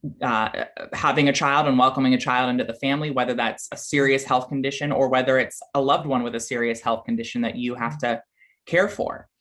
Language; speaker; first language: English; native; English